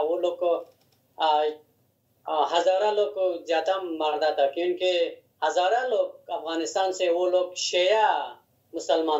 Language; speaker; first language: Hindi; non-native, learner; Hazaragi